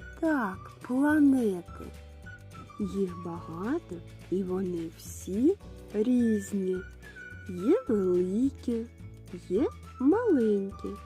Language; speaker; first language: Ukrainian; native; Ukrainian